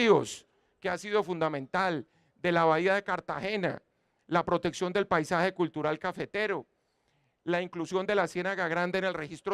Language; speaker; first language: Spanish; native; Spanish